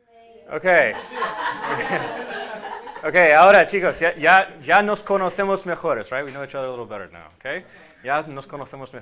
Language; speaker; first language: Spanish; non-native, fluent; English